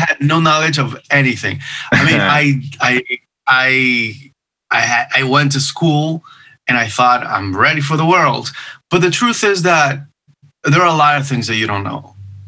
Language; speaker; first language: English; non-native, fluent; Spanish